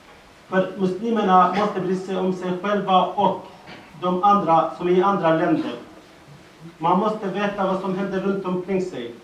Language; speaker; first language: Swedish; non-native, fluent; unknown